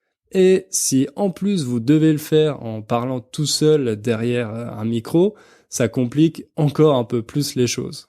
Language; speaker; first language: French; native; French